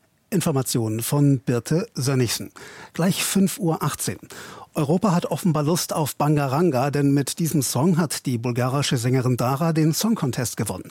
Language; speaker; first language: German; native; German